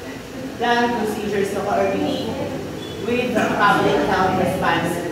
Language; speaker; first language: English; non-native, local second language; Filipino